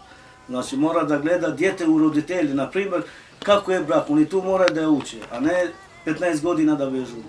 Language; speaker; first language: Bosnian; non-native, local second language; Romany